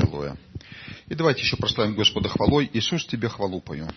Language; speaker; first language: Russian; native; Russian